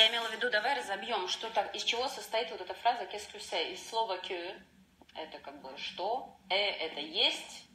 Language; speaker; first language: Russian; native; Russian